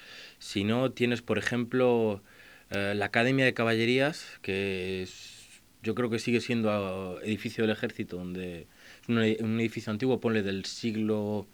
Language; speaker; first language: Spanish; native; Spanish